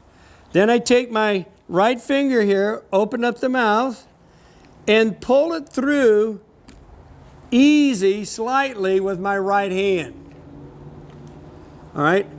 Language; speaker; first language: English; native; English